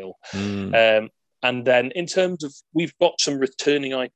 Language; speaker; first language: English; native; English